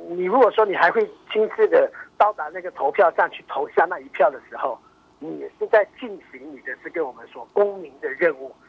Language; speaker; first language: Chinese; native; Chinese